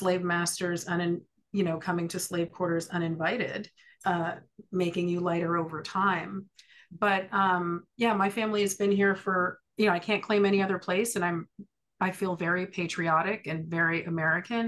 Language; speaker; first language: English; native; English